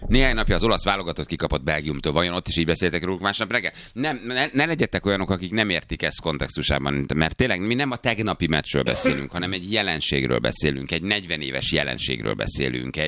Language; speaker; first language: Hungarian; native; Hungarian